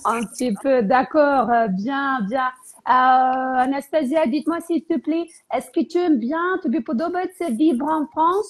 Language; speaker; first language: French; non-native, fluent; Ukrainian